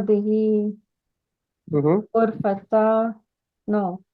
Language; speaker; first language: Arabic; non-native, learner; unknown